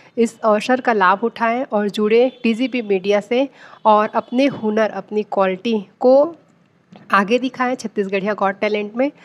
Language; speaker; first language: Hindi; native; Hindi